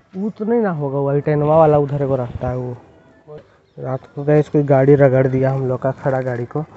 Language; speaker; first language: Hindi; native; Hindi